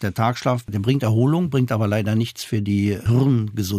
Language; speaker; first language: German; non-native, fluent; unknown